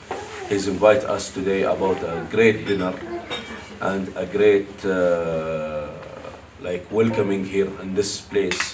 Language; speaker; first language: English; non-native, learner; Arabic